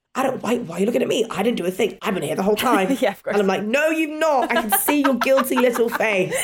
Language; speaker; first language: English; native; English